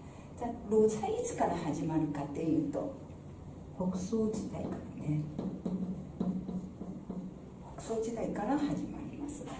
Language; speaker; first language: Japanese; non-native, fluent; Chinese